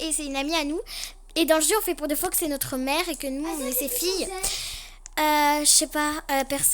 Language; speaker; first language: French; native; French